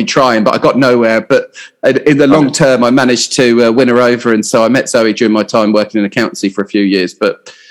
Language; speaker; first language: English; native; English